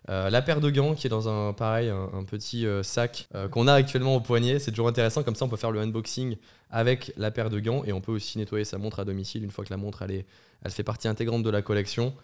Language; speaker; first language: French; native; French